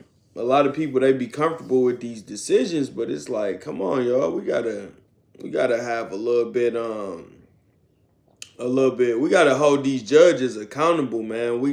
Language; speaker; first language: English; native; English